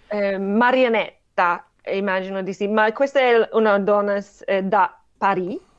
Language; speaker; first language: Italian; non-native, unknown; English